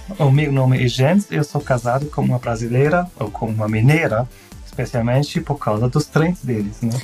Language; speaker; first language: Portuguese; non-native, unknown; German